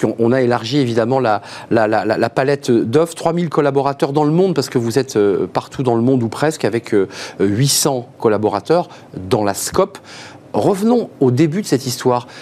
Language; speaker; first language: French; native; French